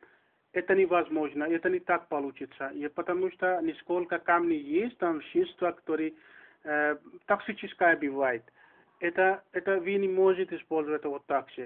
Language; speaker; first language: Russian; non-native, learner; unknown